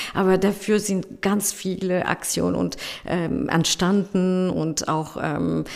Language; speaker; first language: German; non-native, fluent; French